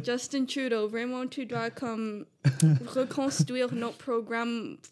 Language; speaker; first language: French; non-native, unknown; English